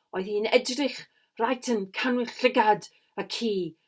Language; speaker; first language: Welsh; non-native, fluent; English